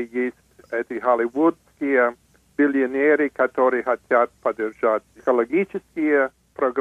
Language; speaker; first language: Russian; non-native, fluent; English